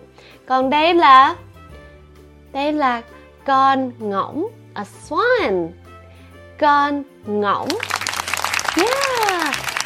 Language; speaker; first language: Vietnamese; early bilingual, heritage; Vietnamese